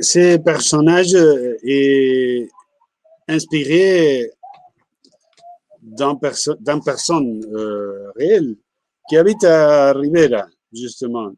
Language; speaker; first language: French; non-native, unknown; Spanish